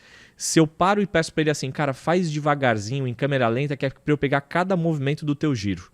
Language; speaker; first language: Portuguese; native; Portuguese